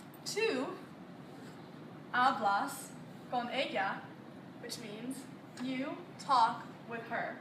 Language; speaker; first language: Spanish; non-native, learner; English